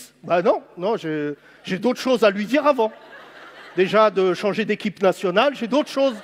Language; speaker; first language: French; native; French